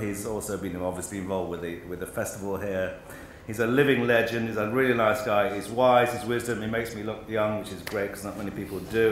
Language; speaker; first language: English; native; English